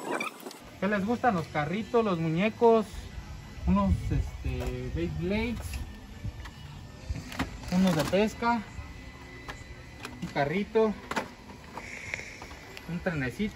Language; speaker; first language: Spanish; native; Spanish